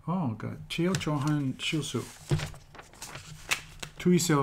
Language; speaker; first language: Korean; non-native, fluent; English